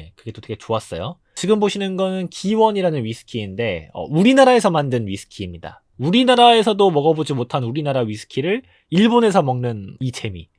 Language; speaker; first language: Korean; native; Korean